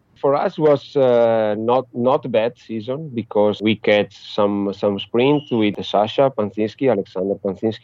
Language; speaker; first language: English; non-native, fluent; Italian